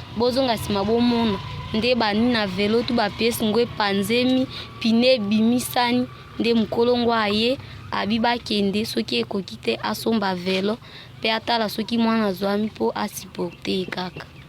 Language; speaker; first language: Lingala; native; Lingala